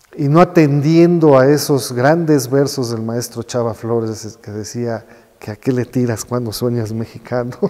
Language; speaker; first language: Spanish; native; Spanish